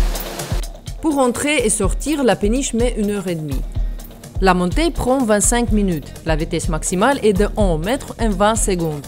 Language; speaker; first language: French; non-native, fluent; Russian